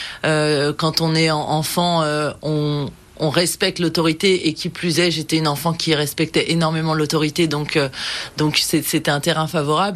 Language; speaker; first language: French; native; French